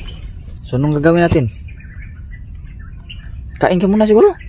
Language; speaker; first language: Filipino; non-native, local second language; Cebuano